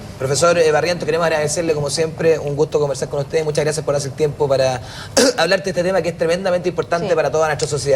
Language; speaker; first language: Spanish; native; Spanish